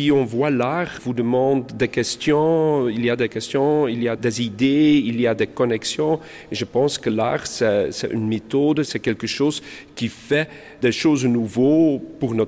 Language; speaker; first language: French; non-native, local second language; Dutch